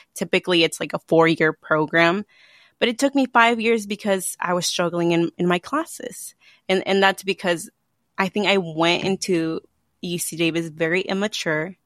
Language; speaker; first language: English; early bilingual, other home language; Spanish